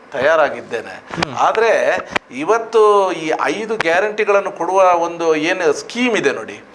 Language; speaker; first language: Kannada; native; Kannada